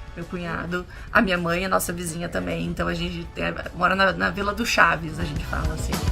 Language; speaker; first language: Portuguese; native; Portuguese